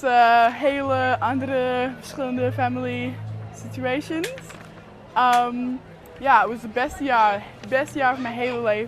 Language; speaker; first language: Dutch; non-native, learner; English